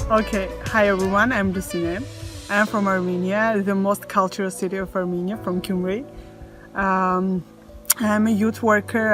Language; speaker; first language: English; non-native, fluent; Armenian